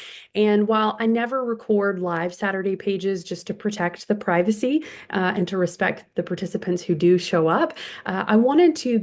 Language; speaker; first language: English; native; English